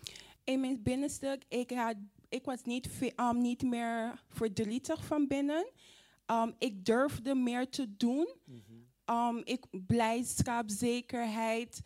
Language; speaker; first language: Dutch; non-native, fluent; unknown